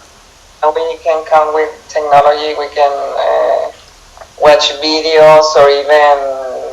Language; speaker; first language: English; non-native, fluent; Spanish